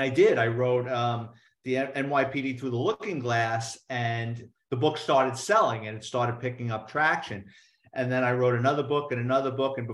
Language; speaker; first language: English; native; English